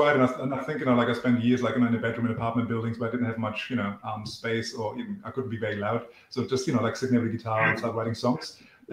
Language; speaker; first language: English; non-native, fluent; German